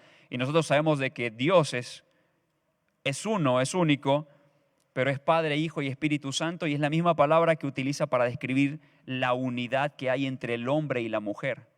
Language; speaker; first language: Spanish; native; Spanish